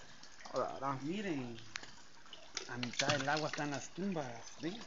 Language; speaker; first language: Spanish; native; Spanish